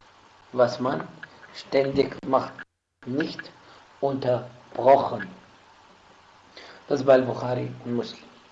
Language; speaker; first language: German; non-native, fluent; Arabic